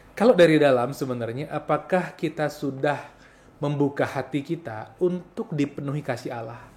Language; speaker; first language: Indonesian; non-native, local second language; Balinese